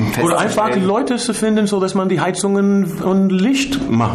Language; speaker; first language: German; non-native, learner; English